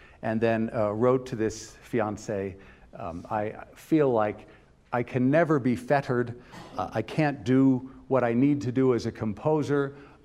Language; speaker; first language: English; native; English